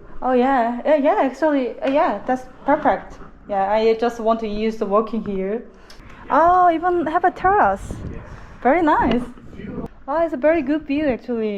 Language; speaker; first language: English; non-native, learner; Korean